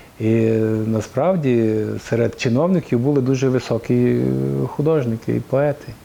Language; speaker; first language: Ukrainian; native; Ukrainian